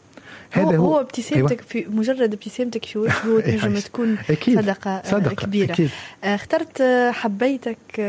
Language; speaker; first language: Arabic; native; Arabic